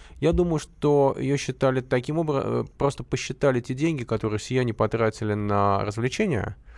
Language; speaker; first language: Russian; native; Russian